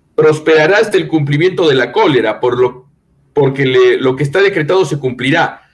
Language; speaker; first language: Spanish; native; Spanish